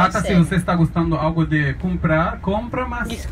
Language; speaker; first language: Portuguese; non-native, learner; Arabic